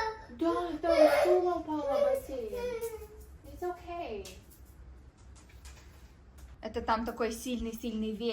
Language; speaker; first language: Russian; early bilingual, heritage; Russian